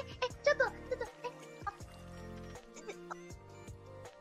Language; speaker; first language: Japanese; non-native, learner; Indonesian